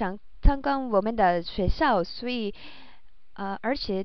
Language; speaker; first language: Chinese; non-native, learner; Japanese